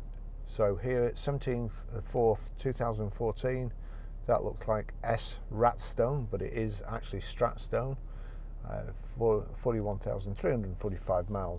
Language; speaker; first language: English; native; English